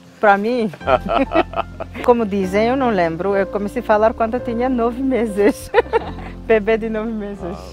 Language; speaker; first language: Portuguese; non-native, fluent; Georgian